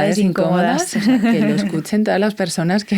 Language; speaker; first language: Spanish; native; Spanish